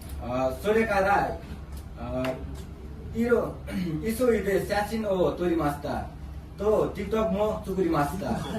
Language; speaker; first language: Japanese; non-native, learner; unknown